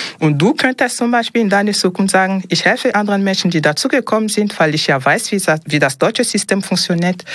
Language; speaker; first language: German; non-native, fluent; French